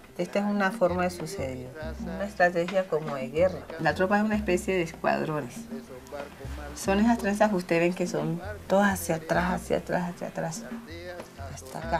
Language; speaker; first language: Spanish; native; Spanish